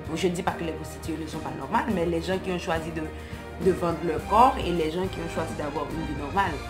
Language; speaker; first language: French; non-native, local second language; Haitian Creole